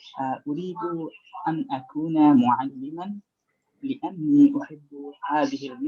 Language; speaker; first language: Arabic; non-native, learner; Bangla